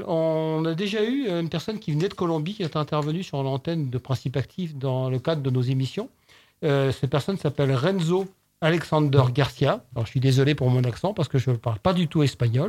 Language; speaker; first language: French; native; French